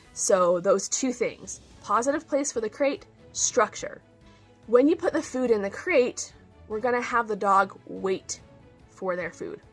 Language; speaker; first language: English; native; English